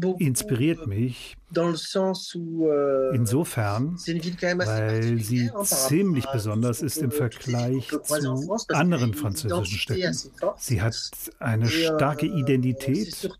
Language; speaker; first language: German; non-native, fluent; French